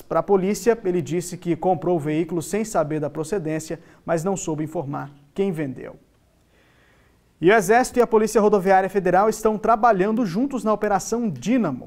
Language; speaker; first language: Portuguese; native; Portuguese